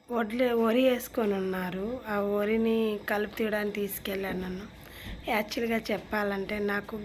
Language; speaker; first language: Telugu; non-native, local second language; Lambadi